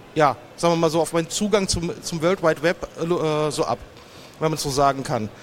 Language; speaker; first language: German; native; German